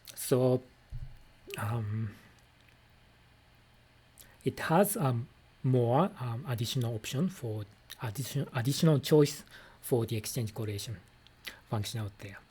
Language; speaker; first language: English; non-native, fluent; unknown